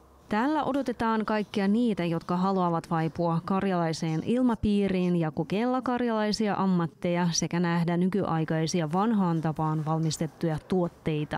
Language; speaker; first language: Finnish; non-native, local second language; Russian